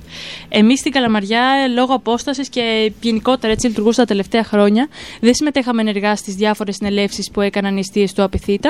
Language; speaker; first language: Greek; native; Greek